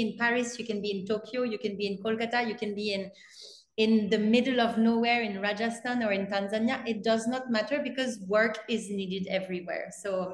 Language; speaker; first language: English; non-native, fluent; French